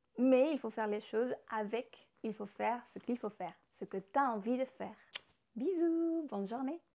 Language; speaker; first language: French; non-native, fluent; Spanish